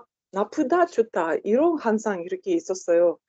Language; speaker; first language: Korean; non-native, learner; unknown